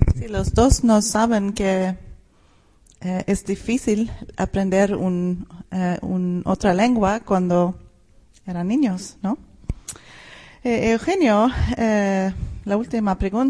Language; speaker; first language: Spanish; non-native, fluent; Swedish